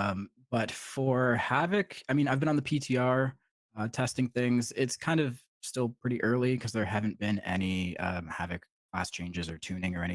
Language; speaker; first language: English; native; English